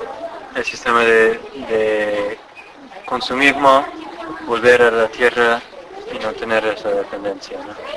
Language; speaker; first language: Spanish; non-native, fluent; English